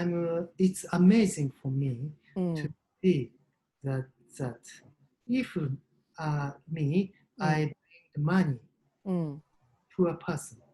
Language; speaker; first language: English; non-native, learner; Japanese